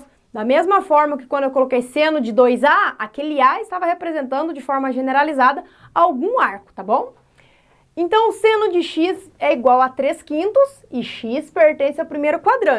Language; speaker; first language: Portuguese; native; Portuguese